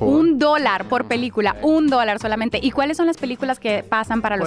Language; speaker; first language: Spanish; native; Spanish